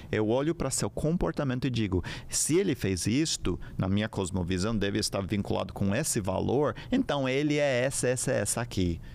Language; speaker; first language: Portuguese; non-native, fluent; English